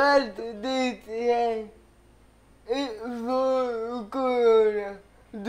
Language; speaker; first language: Dutch; early bilingual, other home language; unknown